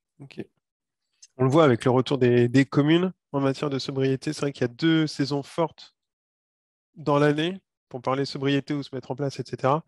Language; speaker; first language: French; native; French